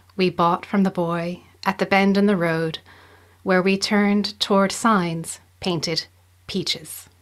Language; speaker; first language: English; native; English